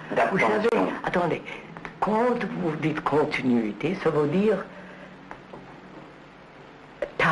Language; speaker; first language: French; non-native, learner; Telugu